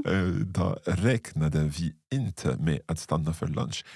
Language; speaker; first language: Swedish; non-native, learner; English